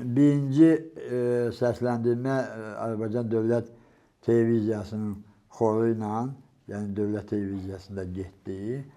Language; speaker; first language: Azerbaijani; non-native, local second language; Georgian